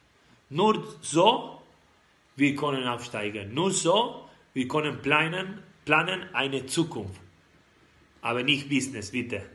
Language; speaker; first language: German; non-native, learner; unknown